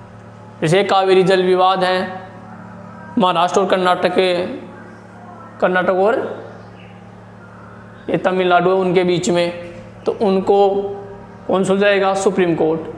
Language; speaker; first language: Hindi; native; Hindi